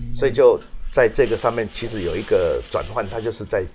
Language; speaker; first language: Chinese; native; Chinese